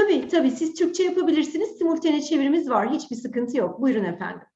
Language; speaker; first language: Turkish; native; Turkish